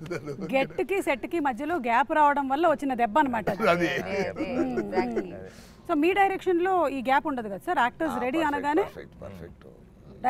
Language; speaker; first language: Telugu; native; Telugu